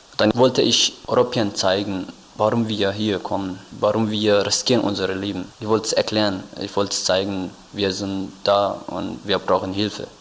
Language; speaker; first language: German; non-native, learner; Tigrinya